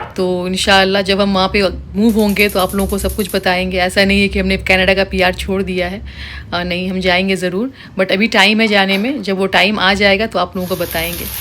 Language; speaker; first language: Hindi; native; Hindi